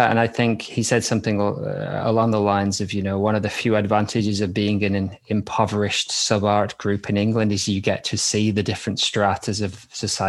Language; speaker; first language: English; native; English